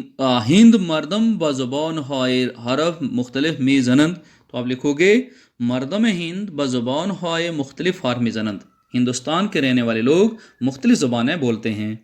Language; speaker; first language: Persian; non-native, fluent; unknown